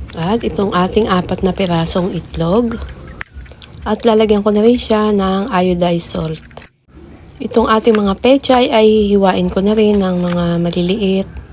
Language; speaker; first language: Filipino; native; Filipino